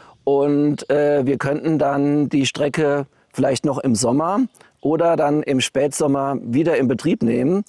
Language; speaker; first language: German; native; German